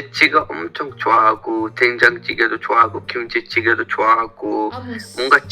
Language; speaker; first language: Korean; non-native, learner; German